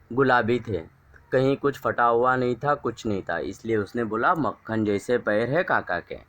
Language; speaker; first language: Hindi; non-native, local second language; Marathi